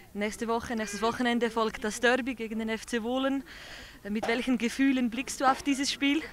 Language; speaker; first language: German; native; German